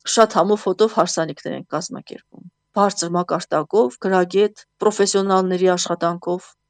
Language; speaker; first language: Armenian; native; Armenian